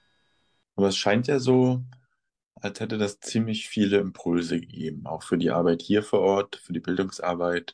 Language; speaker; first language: German; native; German